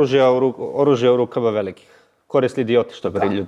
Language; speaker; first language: Bosnian; native; Bosnian